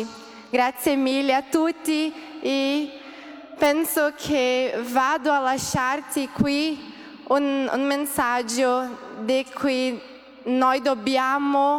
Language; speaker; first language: Italian; early bilingual, heritage; Portuguese